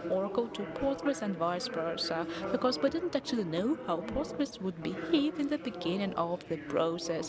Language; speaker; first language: English; non-native, fluent; Russian